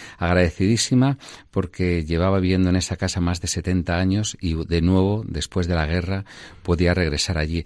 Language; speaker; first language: Spanish; native; Spanish